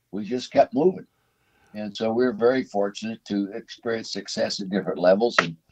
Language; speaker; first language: English; native; English